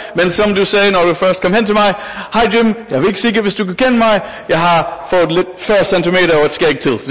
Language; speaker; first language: Danish; non-native, fluent; English